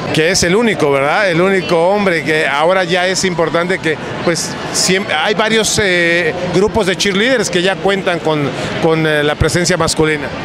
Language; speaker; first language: Spanish; native; Spanish